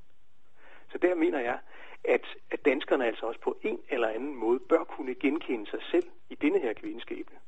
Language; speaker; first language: Danish; native; Danish